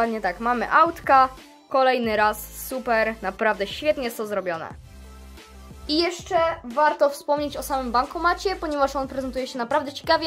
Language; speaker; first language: Polish; native; Polish